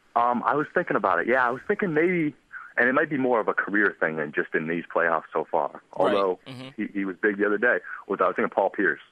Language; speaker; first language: English; native; English